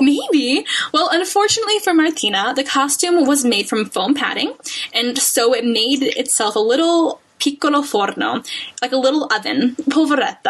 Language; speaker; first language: English; native; English